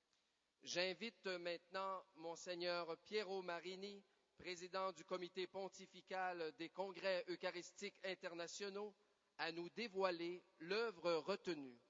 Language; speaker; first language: French; native; French